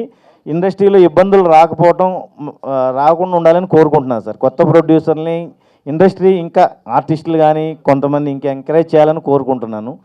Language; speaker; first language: Telugu; native; Telugu